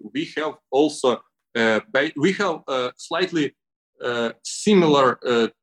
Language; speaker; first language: English; non-native, learner; Ukrainian